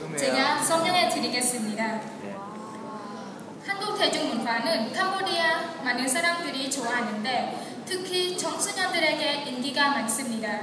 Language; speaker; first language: Korean; non-native, learner; Khmer